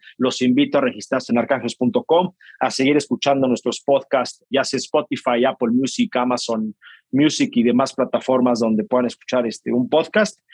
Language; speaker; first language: Spanish; native; Spanish